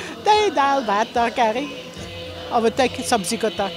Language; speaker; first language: Nepali; early bilingual, other home language; German